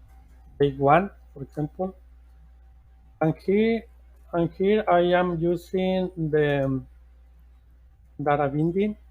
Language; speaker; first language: English; non-native, learner; Spanish